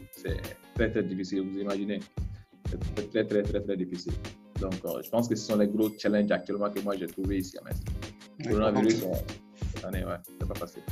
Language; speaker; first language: French; non-native, local second language; Bambara